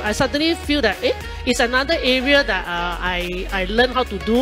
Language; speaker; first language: English; non-native, local second language; Chinese